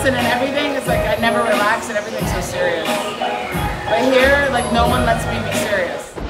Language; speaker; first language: English; native; English